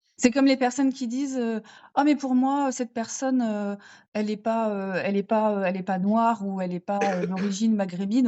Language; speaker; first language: French; native; French